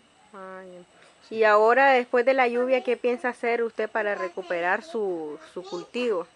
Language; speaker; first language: Spanish; native; Spanish